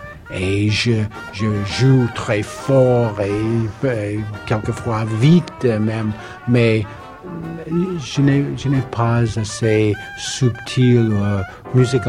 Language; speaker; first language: French; non-native, learner; English